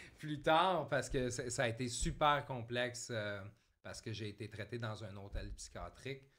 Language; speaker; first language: French; native; French